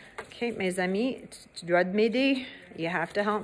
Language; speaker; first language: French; non-native, fluent; English